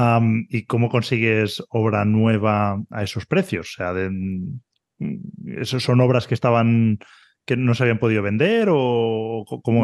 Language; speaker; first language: Spanish; native; Spanish